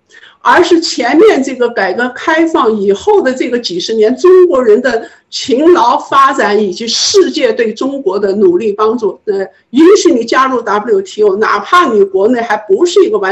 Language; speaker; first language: Chinese; native; Chinese